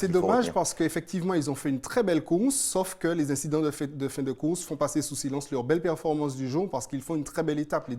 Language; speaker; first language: French; native; French